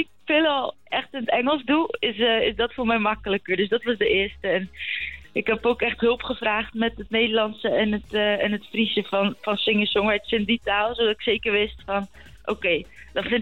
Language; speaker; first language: Dutch; non-native, local second language; Western Frisian